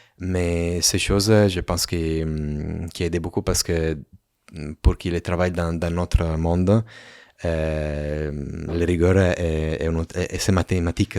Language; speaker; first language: French; non-native, fluent; Italian